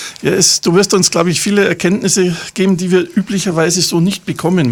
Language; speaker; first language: German; native; German